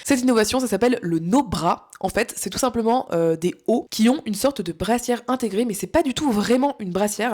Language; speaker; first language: French; native; French